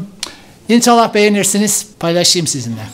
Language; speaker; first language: Turkish; non-native, fluent; English